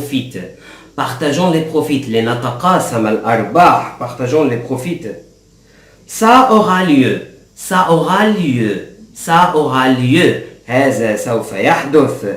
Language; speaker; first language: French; non-native, fluent; Arabic